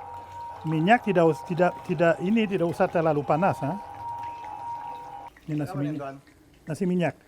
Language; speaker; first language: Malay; non-native, fluent; French